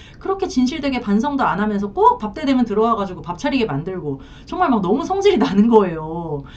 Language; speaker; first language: Korean; native; Korean